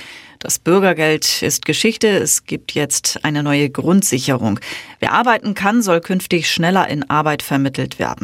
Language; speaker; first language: German; native; German